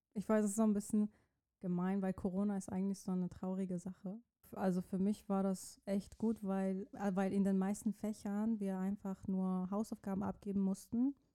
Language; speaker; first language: German; non-native, fluent; Persian